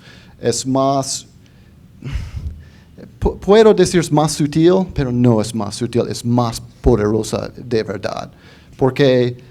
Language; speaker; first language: Spanish; non-native, fluent; English